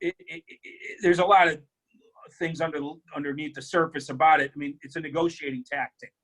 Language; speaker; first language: English; native; English